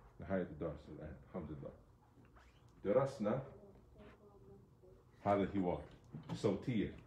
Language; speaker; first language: Arabic; non-native, fluent; English